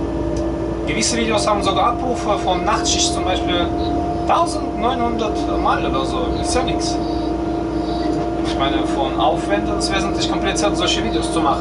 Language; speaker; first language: German; non-native, fluent; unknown